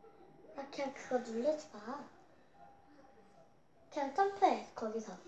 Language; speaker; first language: Korean; native; Korean